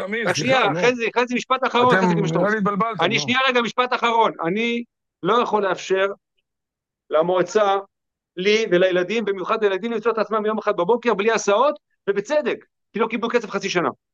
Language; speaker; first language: Hebrew; native; Hebrew